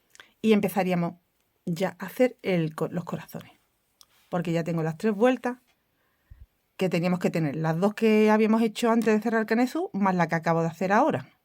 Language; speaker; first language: Spanish; native; Spanish